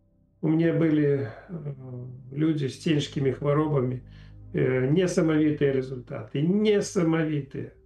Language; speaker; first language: Polish; non-native, learner; Ukrainian